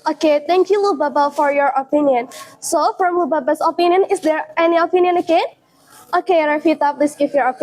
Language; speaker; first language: English; non-native, learner; Indonesian